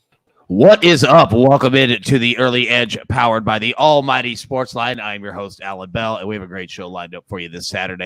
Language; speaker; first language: English; native; English